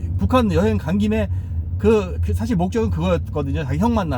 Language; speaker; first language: Korean; native; Korean